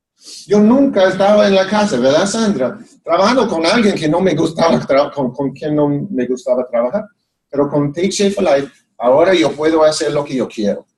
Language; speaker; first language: Spanish; non-native, fluent; English